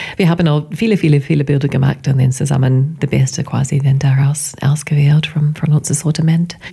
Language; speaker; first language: German; non-native, fluent; English